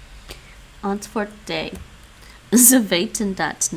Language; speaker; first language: Dutch; non-native, learner; English